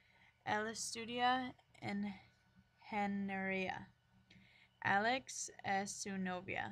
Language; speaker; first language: Spanish; non-native, learner; English